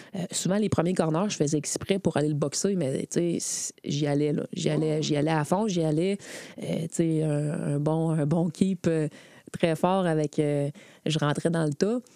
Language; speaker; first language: French; native; French